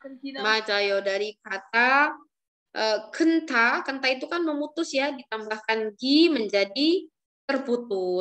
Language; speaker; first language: Indonesian; native; Indonesian